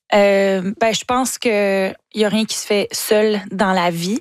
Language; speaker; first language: French; native; French